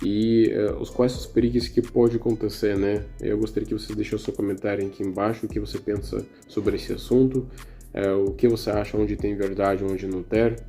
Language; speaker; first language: Portuguese; non-native, learner; Russian